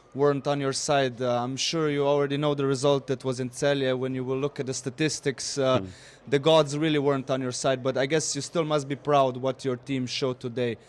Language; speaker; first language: English; non-native, fluent; Slovenian